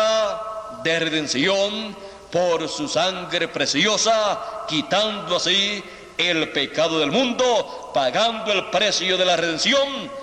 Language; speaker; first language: Spanish; native; Spanish